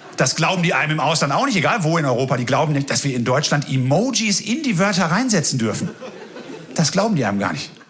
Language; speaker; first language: German; native; German